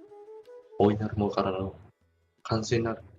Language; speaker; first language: Japanese; non-native, fluent; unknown